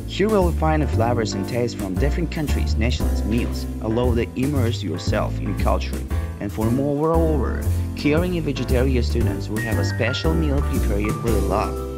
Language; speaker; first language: English; non-native, learner; Uzbek